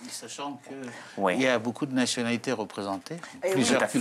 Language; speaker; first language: French; native; French